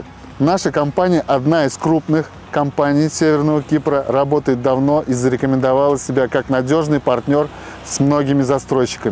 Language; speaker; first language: Russian; native; Russian